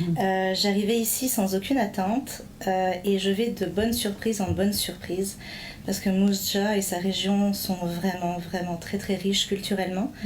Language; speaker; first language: French; native; French